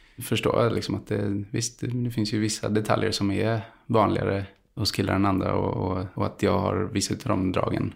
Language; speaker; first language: Swedish; early bilingual, other home language; Spanish